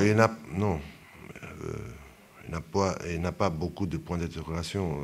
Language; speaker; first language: French; non-native, fluent; Portuguese